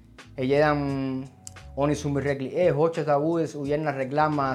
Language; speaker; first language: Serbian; non-native, learner; Spanish